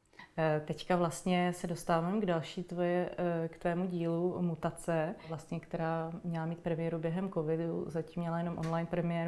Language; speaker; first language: Czech; native; Czech